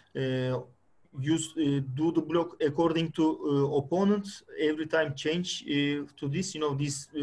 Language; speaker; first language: English; non-native, fluent; Turkish